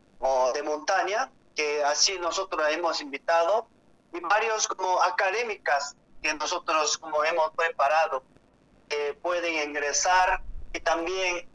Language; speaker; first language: Spanish; non-native, learner; Korean